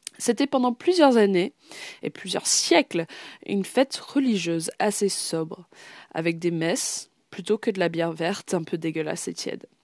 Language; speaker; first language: French; non-native, fluent; English